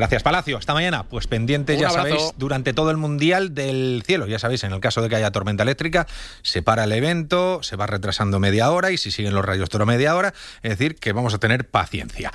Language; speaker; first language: Spanish; native; Spanish